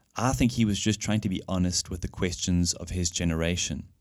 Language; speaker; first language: English; native; English